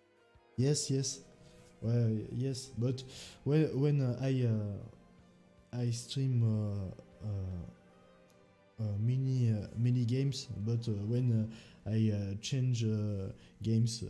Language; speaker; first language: English; non-native, learner; French